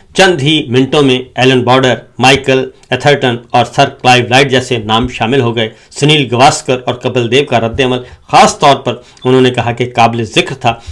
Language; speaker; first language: Urdu; native; Urdu